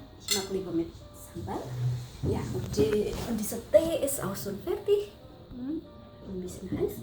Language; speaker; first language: German; non-native, fluent; Javanese